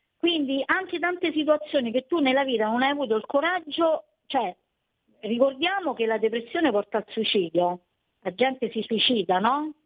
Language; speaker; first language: Italian; native; Italian